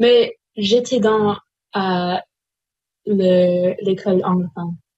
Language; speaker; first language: French; non-native, local second language; English